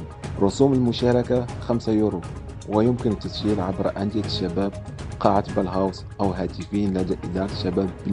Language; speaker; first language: Arabic; native; Arabic